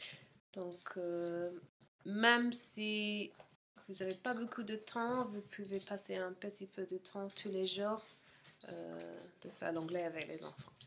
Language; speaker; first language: French; non-native, fluent; English